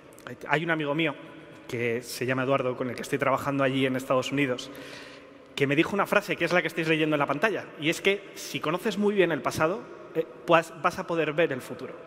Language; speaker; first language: Spanish; native; Spanish